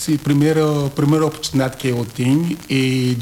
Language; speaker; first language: Portuguese; non-native, learner; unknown